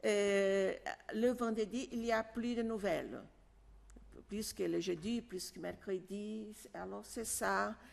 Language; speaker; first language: French; non-native, fluent; Portuguese